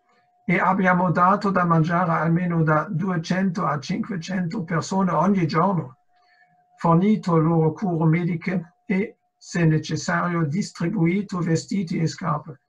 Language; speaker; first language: Italian; non-native, fluent; German